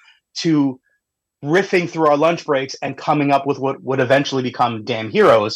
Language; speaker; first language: English; native; English